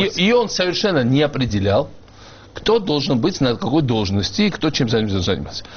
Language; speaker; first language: Russian; non-native, local second language; Georgian